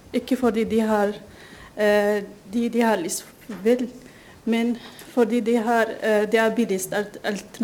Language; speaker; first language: Norwegian; non-native, fluent; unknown